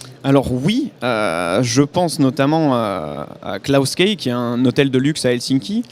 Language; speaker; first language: French; native; French